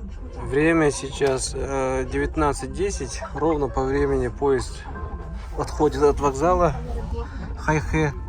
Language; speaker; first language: Russian; native; Russian